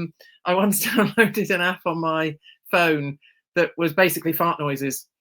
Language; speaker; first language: English; native; English